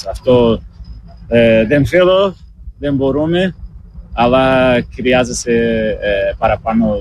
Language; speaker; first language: Greek; non-native, learner; Portuguese